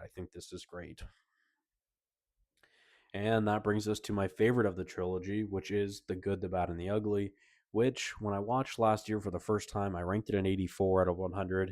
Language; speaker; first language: English; native; English